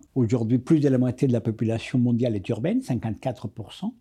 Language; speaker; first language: French; non-native, fluent; Spanish